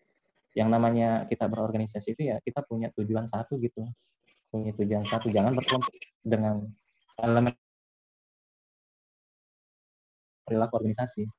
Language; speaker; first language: Indonesian; native; Indonesian